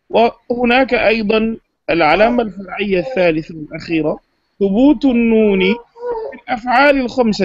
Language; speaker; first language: Arabic; non-native, fluent; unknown